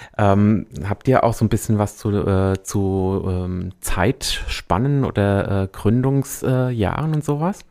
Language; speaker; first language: German; native; German